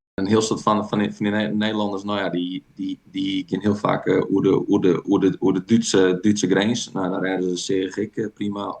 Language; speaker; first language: Dutch; non-native, local second language; Western Frisian